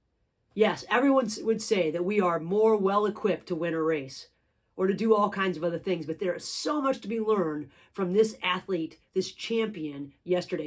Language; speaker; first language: English; native; English